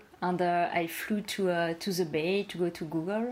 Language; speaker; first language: English; non-native, fluent; French